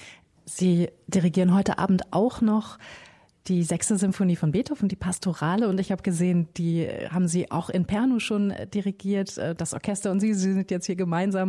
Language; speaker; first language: German; native; German